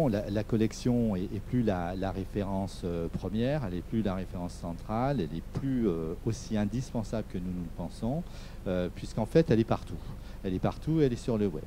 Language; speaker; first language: French; native; French